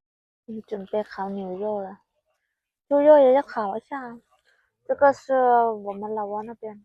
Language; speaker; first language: Chinese; non-native, fluent; Lao